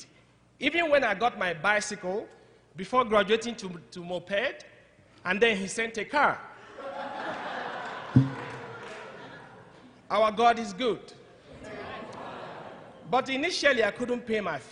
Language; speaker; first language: English; non-native, local second language; Igbo